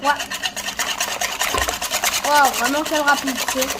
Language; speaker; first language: French; native; French